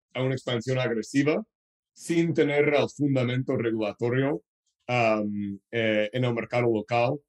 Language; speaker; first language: Spanish; non-native, fluent; English